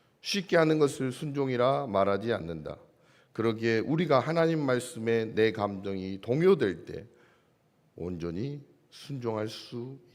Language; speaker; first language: Korean; native; Korean